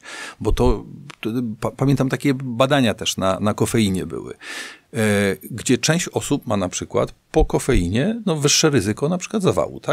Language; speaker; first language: Polish; native; Polish